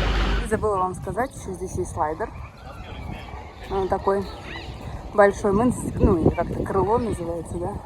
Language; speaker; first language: Russian; native; Russian